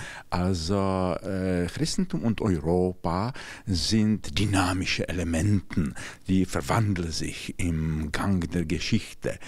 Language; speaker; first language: German; non-native, fluent; Czech